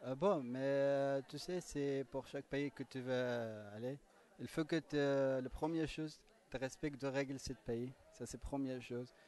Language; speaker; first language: French; non-native, learner; Kurdish